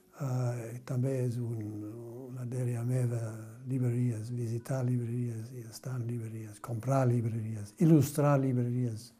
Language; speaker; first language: Catalan; non-native, fluent; German